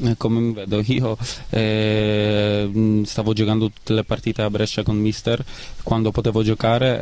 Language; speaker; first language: Italian; non-native, fluent; Polish